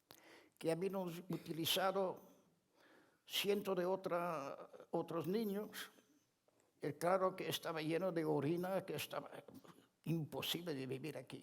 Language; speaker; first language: Spanish; non-native, fluent; Ladino